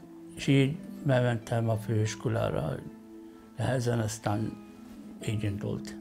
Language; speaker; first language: Hungarian; non-native, fluent; Arabic